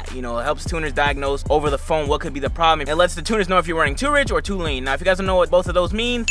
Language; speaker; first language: English; native; English